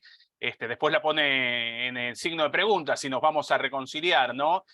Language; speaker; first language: Spanish; native; Spanish